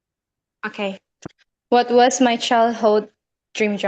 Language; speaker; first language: English; non-native, learner; Indonesian